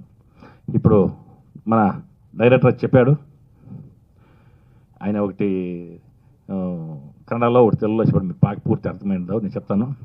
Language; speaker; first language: Telugu; native; Telugu